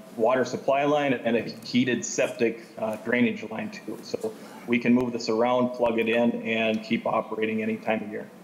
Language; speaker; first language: English; native; English